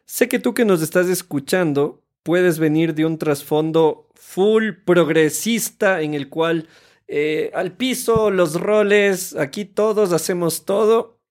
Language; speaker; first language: Spanish; native; Spanish